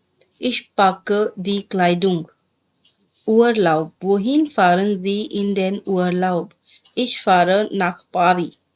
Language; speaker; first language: German; non-native, fluent; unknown